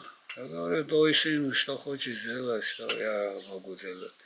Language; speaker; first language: Russian; non-native, learner; Georgian